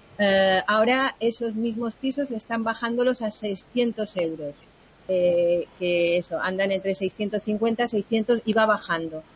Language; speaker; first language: Spanish; native; Spanish